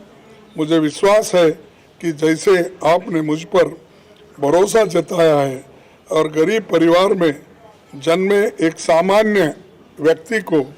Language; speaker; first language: Hindi; non-native, local second language; Kannada